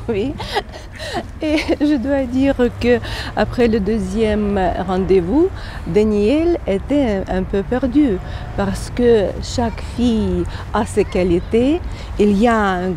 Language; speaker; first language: French; non-native, fluent; Ukrainian